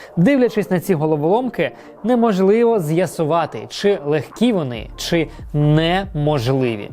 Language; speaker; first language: Ukrainian; non-native, local second language; Russian